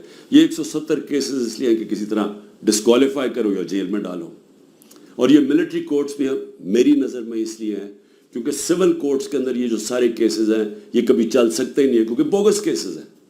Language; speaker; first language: Urdu; native; Urdu